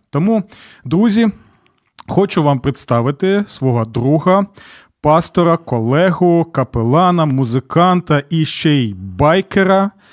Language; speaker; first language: Ukrainian; native; Ukrainian